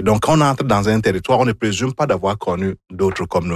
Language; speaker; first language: French; non-native, fluent; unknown